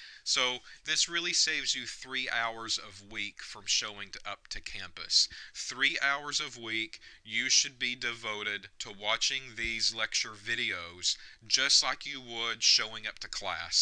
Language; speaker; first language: English; native; English